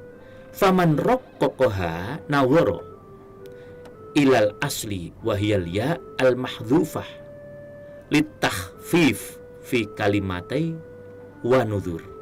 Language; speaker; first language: Arabic; non-native, fluent; Indonesian